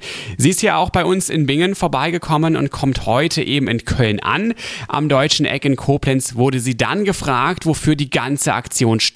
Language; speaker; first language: German; native; German